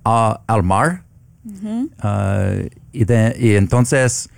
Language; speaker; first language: Spanish; non-native, learner; English